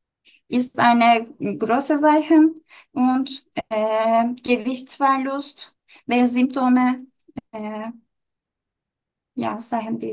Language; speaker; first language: German; non-native, learner; Turkish